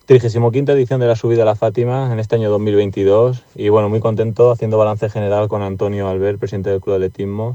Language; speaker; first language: Spanish; native; Spanish